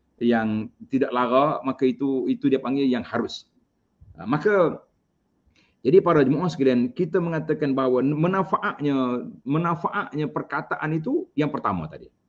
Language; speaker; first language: Malay; native; Malay